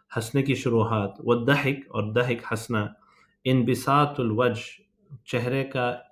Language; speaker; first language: Urdu; native; Urdu